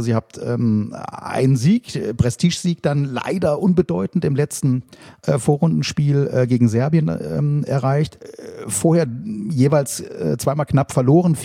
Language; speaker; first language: German; native; German